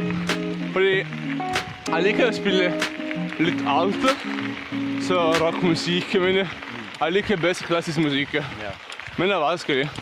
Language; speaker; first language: Norwegian; non-native, learner; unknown